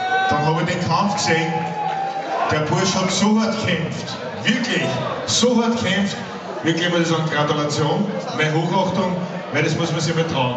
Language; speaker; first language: German; native; German